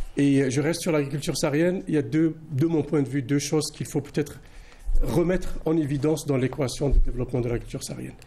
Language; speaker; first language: French; non-native, local second language; Arabic